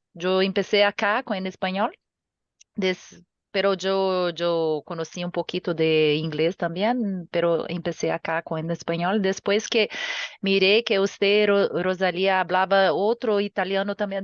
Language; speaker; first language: Spanish; non-native, learner; Portuguese